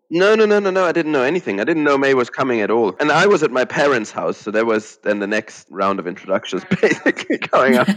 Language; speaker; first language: English; non-native, fluent; German